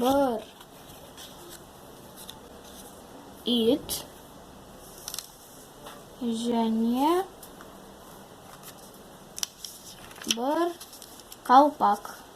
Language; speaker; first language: Kazakh; non-native, learner; Russian